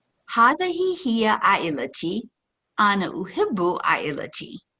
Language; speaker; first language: Arabic; non-native, fluent; English